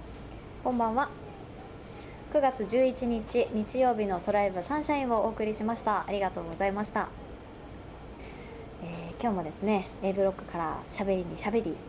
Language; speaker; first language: Japanese; native; Japanese